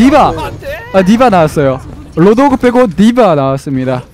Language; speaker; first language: Korean; native; Korean